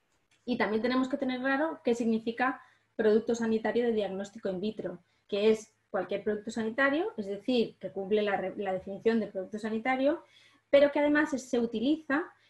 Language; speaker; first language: Spanish; native; Spanish